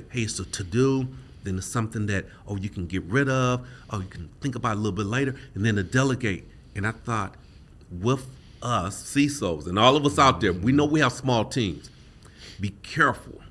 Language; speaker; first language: English; native; English